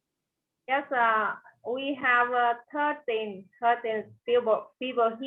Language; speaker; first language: English; non-native, learner; Vietnamese